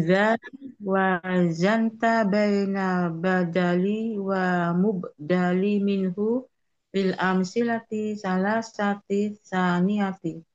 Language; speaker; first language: Arabic; non-native, learner; Indonesian